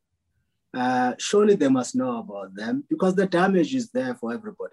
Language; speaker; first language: English; non-native, local second language; Xhosa